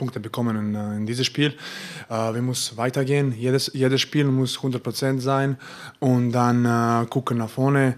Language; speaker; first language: German; non-native, learner; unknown